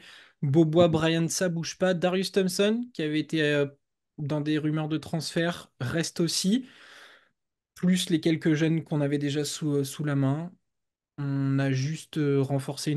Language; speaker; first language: French; native; French